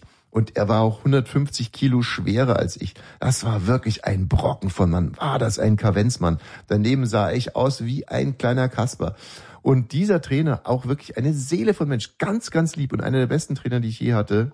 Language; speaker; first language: German; native; German